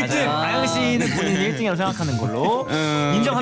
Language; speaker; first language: Korean; native; Korean